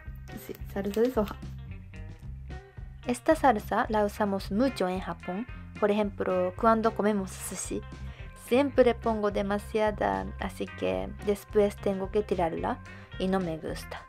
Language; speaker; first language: Spanish; non-native, fluent; Japanese